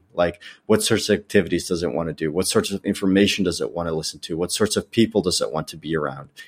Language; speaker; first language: English; non-native, fluent; Dutch